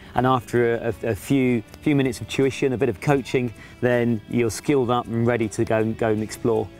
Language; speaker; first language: English; native; English